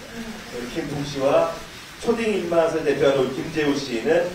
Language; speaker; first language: Korean; native; Korean